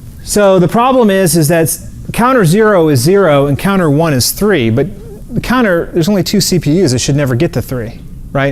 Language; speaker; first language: English; native; English